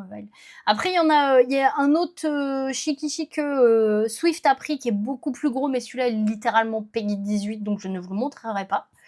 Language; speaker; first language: French; native; French